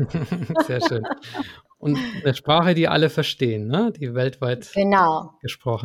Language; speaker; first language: German; native; German